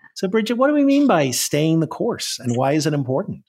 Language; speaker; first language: English; native; English